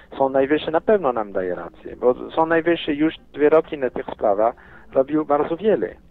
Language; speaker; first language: Polish; non-native, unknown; French